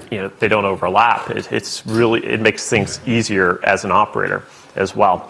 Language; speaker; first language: English; native; English